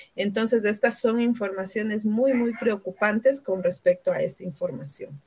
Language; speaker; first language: Spanish; native; Spanish